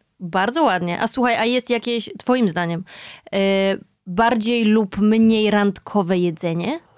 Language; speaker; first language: Polish; native; Polish